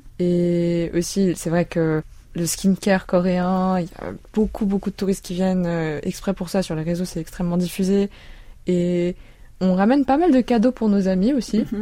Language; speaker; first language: French; early bilingual, other home language; Korean